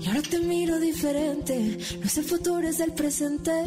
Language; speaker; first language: Spanish; native; Spanish